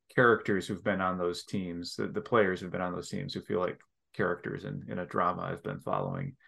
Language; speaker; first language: English; native; English